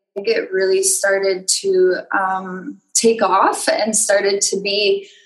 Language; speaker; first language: English; native; English